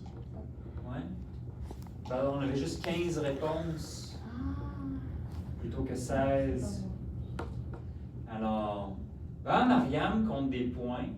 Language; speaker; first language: French; native; French